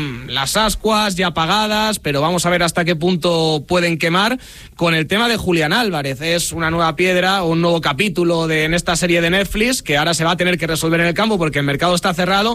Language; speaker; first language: Spanish; native; Spanish